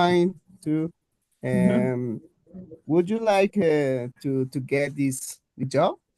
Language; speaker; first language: English; non-native, learner; Spanish